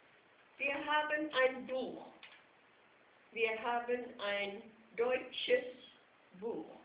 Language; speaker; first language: German; non-native, fluent; English